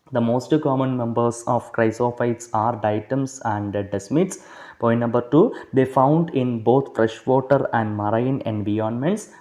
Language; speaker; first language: English; non-native, local second language; Malayalam